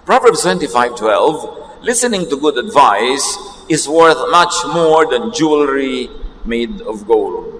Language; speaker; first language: English; non-native, local second language; Filipino